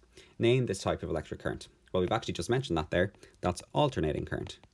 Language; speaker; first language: English; native; English